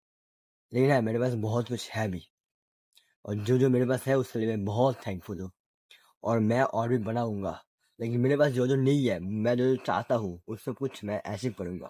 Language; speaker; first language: Hindi; non-native, local second language; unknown